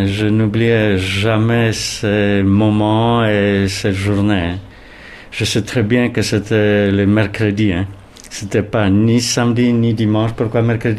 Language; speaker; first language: French; non-native, fluent; Polish